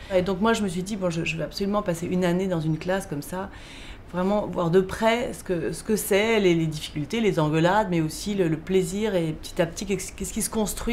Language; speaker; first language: French; native; French